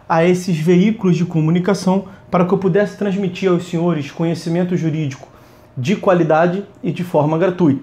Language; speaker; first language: Portuguese; native; Portuguese